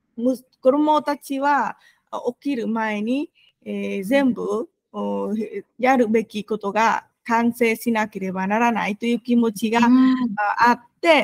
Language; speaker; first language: Japanese; non-native, fluent; Vietnamese